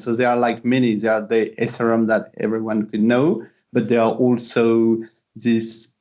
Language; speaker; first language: English; non-native, fluent; French